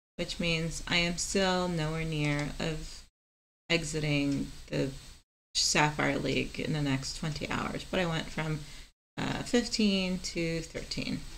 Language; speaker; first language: English; non-native, fluent; Spanish